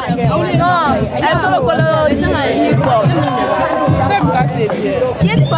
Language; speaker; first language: Italian; non-native, learner; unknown